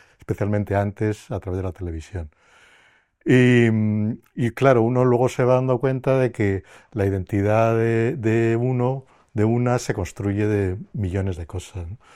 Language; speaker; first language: Spanish; native; Spanish